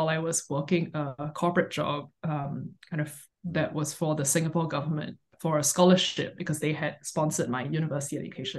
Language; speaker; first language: English; native; English